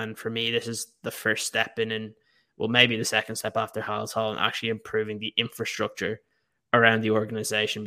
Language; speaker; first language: English; native; English